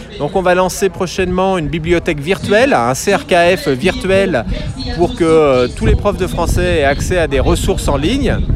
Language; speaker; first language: French; native; French